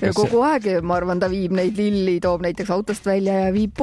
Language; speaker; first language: Estonian; native; Estonian